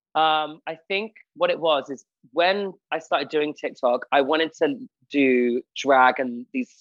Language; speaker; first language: English; native; English